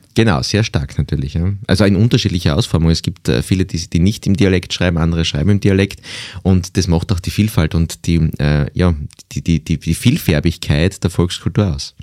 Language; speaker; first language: German; native; German